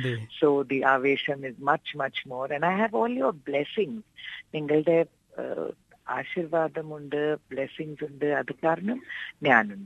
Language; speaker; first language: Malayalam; non-native, local second language; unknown